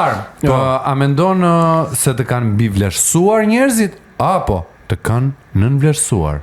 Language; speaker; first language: Albanian; native; Albanian